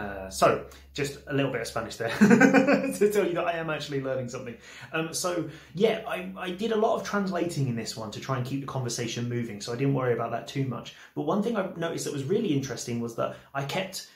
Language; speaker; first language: English; native; English